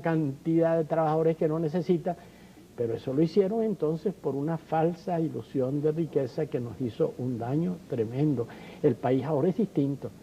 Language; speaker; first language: Spanish; native; Spanish